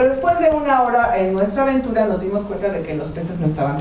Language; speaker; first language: Spanish; native; Spanish